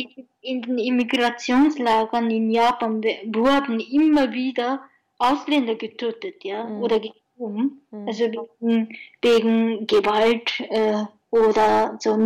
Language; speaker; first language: German; non-native, learner; Japanese